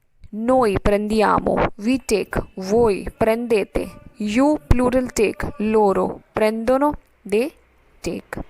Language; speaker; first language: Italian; non-native, fluent; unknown